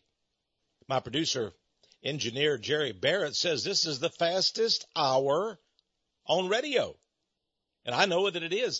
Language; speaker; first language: English; native; English